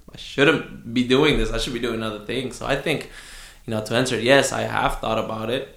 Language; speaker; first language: English; early bilingual, other home language; Spanish